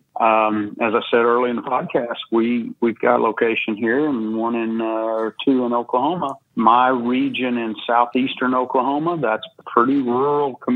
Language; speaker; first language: English; native; English